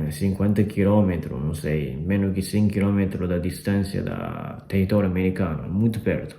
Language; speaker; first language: Portuguese; non-native, fluent; Chinese